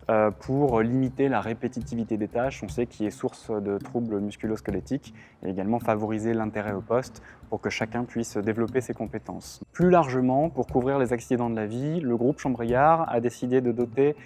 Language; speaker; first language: French; native; French